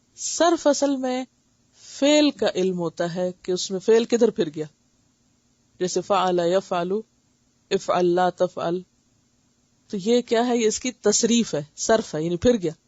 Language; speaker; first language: Urdu; native; Urdu